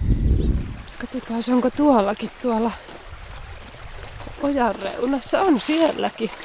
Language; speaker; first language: Finnish; native; Finnish